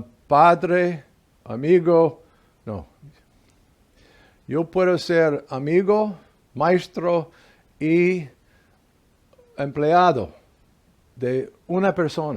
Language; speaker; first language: Spanish; non-native, fluent; English